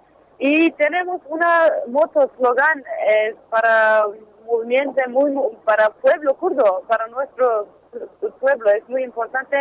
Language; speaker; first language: Spanish; non-native, learner; Kurdish